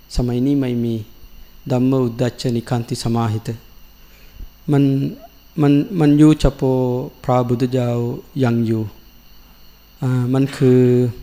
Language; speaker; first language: Thai; non-native, learner; Sinhala